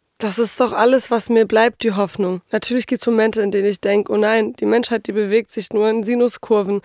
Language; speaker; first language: German; early bilingual, other home language; Polish